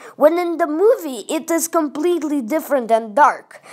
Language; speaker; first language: English; non-native, fluent; Russian